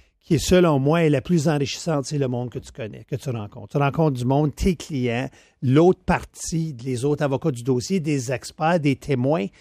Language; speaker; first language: French; native; French